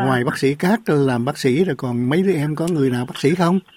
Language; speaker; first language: Vietnamese; native; Vietnamese